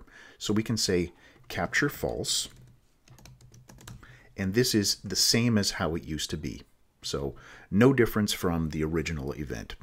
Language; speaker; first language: English; native; English